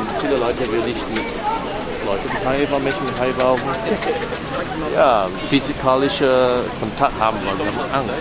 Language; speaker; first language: German; non-native, learner; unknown